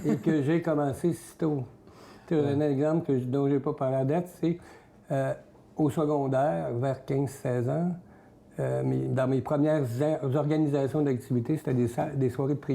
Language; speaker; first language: French; native; French